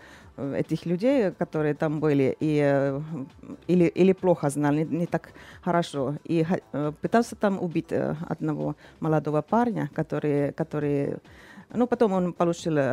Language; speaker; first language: Russian; non-native, fluent; Finnish